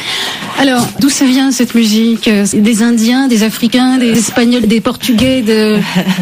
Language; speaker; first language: French; native; French